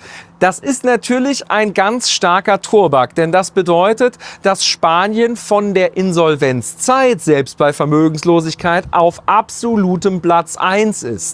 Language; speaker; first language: German; native; German